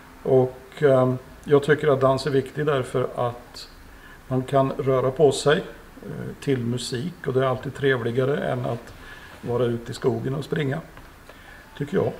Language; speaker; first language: Swedish; native; Swedish